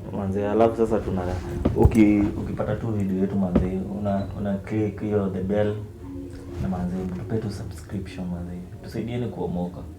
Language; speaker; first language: Swahili; native; Swahili